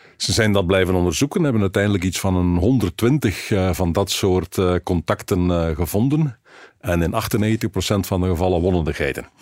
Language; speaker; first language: Dutch; native; Dutch